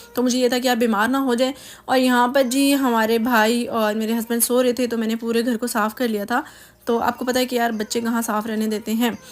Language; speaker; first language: Urdu; native; Urdu